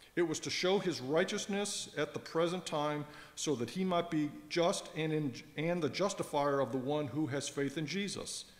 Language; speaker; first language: English; native; English